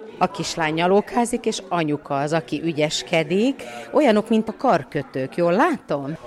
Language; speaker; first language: Hungarian; native; Hungarian